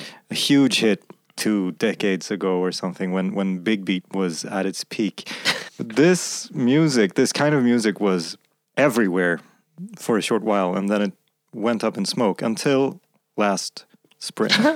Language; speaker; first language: English; non-native, fluent; Swedish